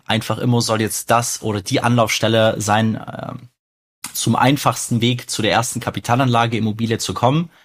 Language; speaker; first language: German; early bilingual, other home language; Russian